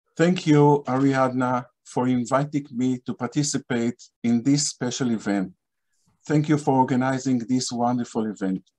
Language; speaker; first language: English; non-native, fluent; Hebrew